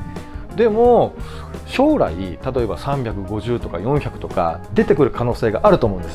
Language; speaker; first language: Japanese; native; Japanese